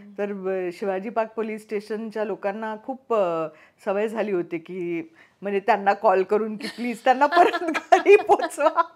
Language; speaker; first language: Marathi; native; Marathi